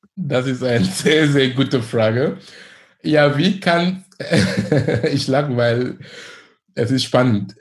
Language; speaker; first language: German; non-native, fluent; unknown